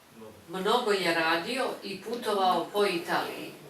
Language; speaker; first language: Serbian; non-native, fluent; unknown